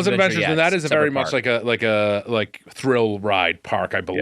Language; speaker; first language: English; native; English